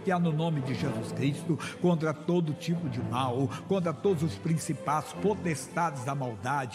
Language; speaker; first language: Portuguese; native; Portuguese